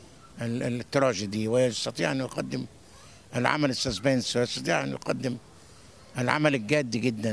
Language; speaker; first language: Arabic; native; Arabic